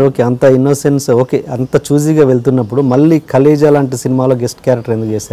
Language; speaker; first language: Telugu; native; Telugu